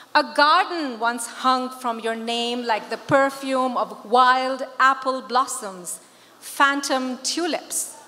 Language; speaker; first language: English; non-native, local second language; Urdu